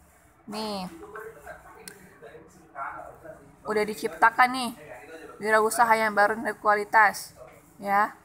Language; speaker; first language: Indonesian; native; Indonesian